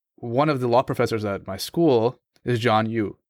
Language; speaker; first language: English; native; English